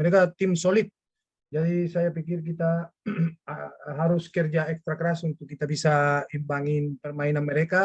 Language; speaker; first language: Indonesian; non-native, fluent; Spanish